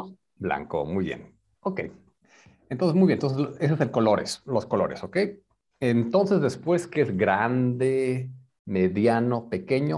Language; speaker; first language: Spanish; non-native, fluent; English